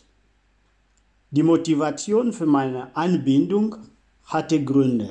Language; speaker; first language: German; non-native, fluent; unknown